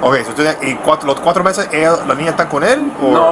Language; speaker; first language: Spanish; early bilingual, heritage; Spanish